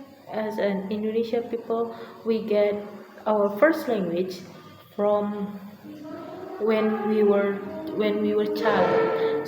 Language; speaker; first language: English; non-native, learner; Indonesian